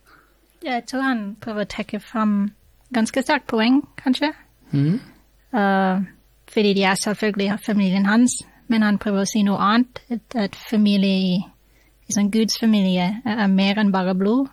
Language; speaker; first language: Norwegian; non-native, fluent; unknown